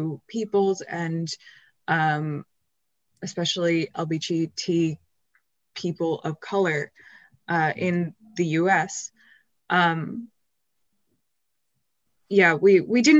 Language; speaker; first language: English; native; English